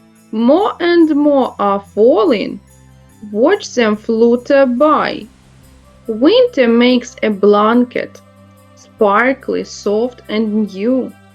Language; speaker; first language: English; non-native, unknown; Ukrainian